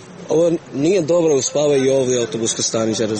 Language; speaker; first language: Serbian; non-native, learner; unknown